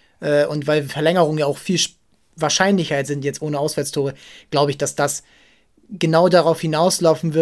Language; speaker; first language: German; native; German